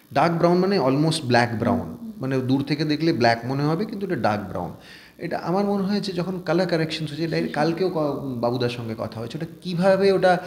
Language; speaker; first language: Bangla; early bilingual, heritage; Bangla